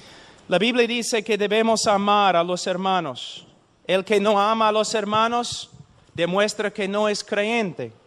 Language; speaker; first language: Spanish; non-native, fluent; English